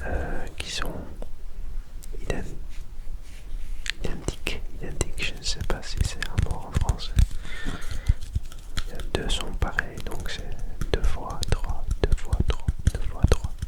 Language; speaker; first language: French; non-native, learner; Dutch